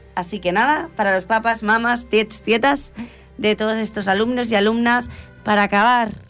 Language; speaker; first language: Spanish; non-native, local second language; Catalan